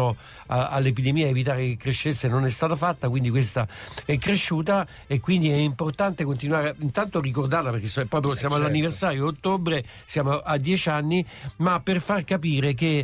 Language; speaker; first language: Italian; native; Italian